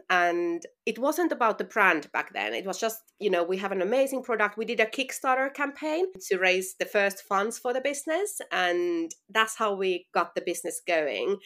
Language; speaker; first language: English; non-native, fluent; Finnish